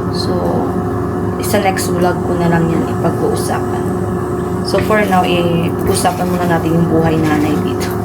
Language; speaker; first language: Filipino; non-native, local second language; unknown